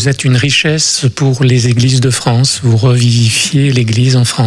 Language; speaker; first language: French; native; French